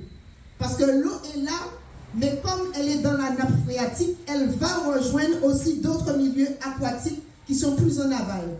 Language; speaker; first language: French; native; French